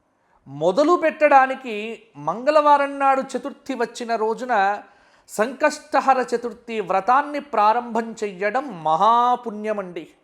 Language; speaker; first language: Telugu; native; Telugu